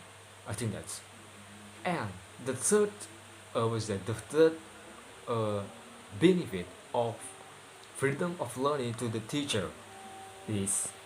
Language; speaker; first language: English; non-native, learner; Indonesian